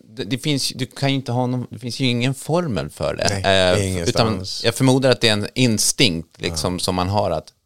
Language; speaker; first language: Swedish; native; Swedish